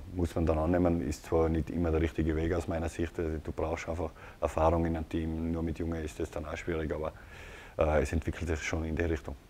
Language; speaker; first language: German; native; German